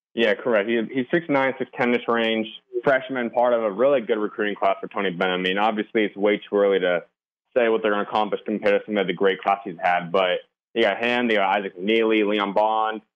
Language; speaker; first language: English; native; English